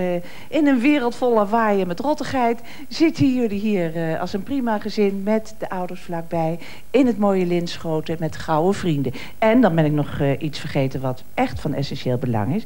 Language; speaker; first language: Dutch; native; Dutch